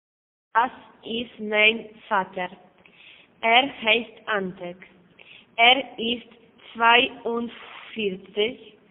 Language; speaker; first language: German; non-native, learner; Polish